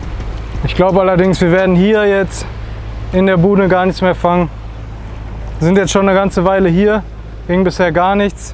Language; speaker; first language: German; native; German